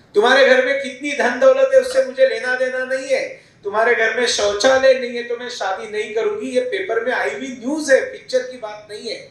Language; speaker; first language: Hindi; non-native, local second language; Marathi